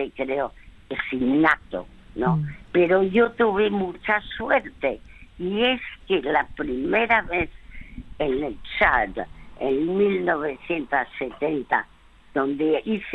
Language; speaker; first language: Spanish; early bilingual, other home language; French